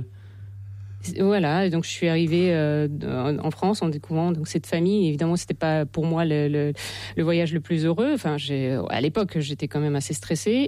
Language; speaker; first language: French; non-native, fluent; Russian